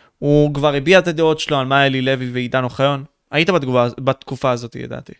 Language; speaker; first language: Hebrew; native; Hebrew